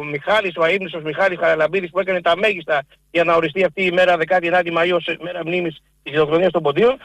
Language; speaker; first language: Greek; native; Greek